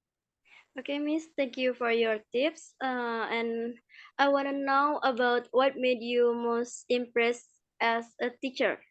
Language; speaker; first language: English; non-native, learner; Indonesian